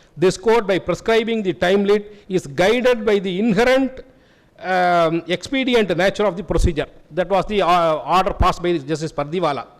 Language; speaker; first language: English; non-native, local second language; Tamil